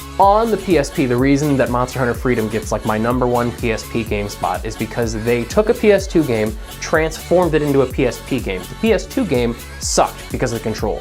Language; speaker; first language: English; native; English